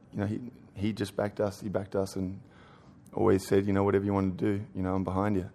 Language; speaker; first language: English; native; English